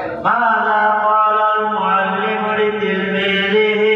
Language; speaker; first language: Arabic; non-native, fluent; Bangla